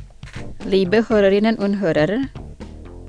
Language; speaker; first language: German; non-native, fluent; Indonesian